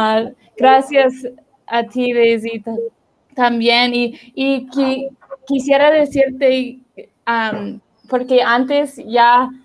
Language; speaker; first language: Spanish; non-native, learner; English